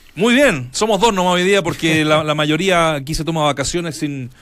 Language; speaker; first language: Spanish; native; Spanish